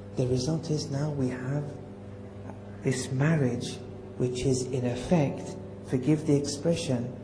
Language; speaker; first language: English; native; English